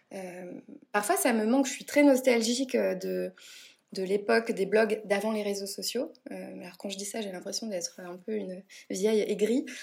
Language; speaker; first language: French; native; French